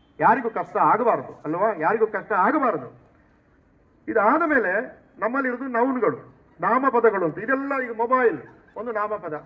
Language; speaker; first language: Kannada; non-native, local second language; Tulu